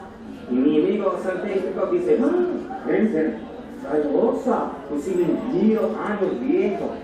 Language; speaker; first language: Spanish; non-native, learner; English